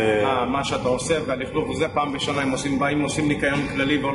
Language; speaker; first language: Hebrew; native; Hebrew